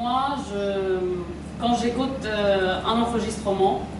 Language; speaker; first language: French; non-native, learner; Arabic